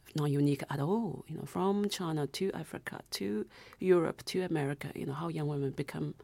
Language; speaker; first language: English; non-native, fluent; Chinese